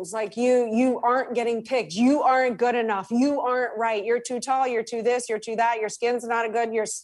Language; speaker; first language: English; native; English